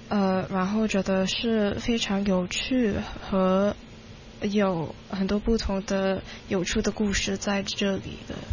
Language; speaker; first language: Chinese; non-native, local second language; Cantonese